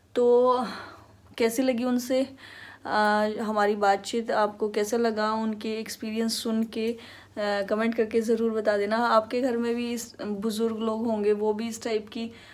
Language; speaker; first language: Hindi; native; Hindi